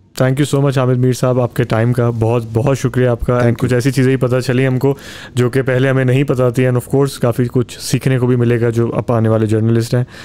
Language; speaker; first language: Urdu; native; Urdu